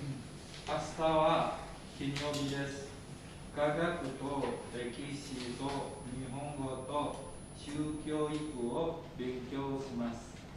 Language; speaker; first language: Japanese; non-native, learner; Indonesian